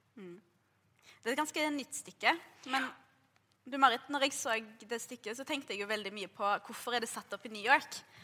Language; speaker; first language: Norwegian; early bilingual, other home language; Arabic